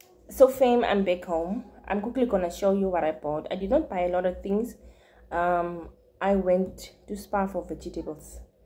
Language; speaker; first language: English; non-native, local second language; Afrikaans